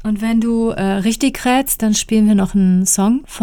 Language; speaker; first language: German; native; German